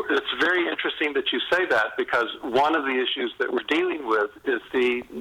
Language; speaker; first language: English; native; English